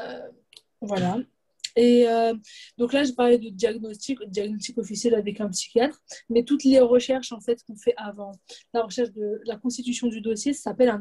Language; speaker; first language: French; native; French